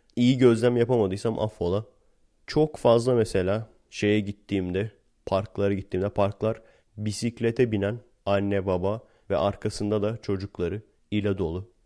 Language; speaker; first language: Turkish; native; Turkish